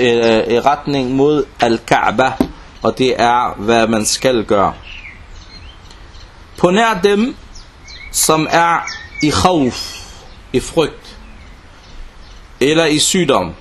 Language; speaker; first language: Danish; non-native, local second language; Arabic